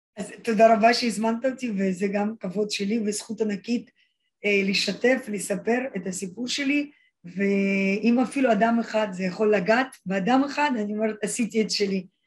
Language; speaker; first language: Hebrew; non-native, fluent; Russian